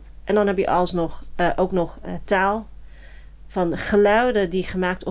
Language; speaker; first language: Dutch; non-native, fluent; English